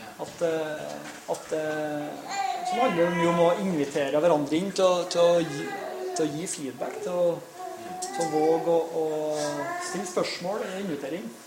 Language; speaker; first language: Norwegian; native; Norwegian